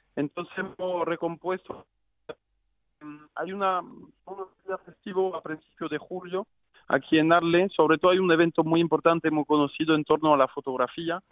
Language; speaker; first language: Spanish; non-native, fluent; French